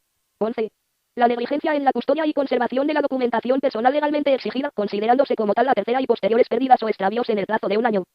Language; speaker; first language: Spanish; native; Spanish